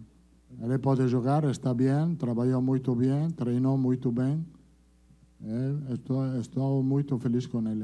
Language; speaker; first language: Portuguese; non-native, fluent; Italian